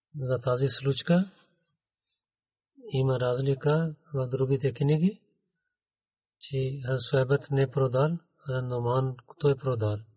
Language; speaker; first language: Bulgarian; non-native, learner; Urdu